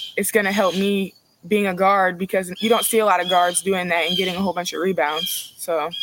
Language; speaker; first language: English; native; English